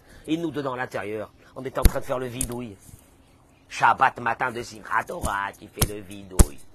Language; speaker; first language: French; native; French